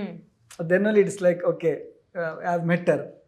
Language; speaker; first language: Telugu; non-native, local second language; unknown